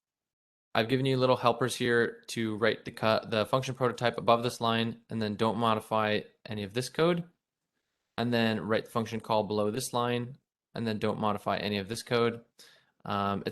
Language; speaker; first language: English; native; English